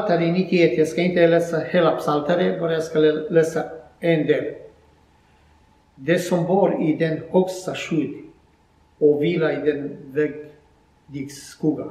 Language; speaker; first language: Swedish; non-native, fluent; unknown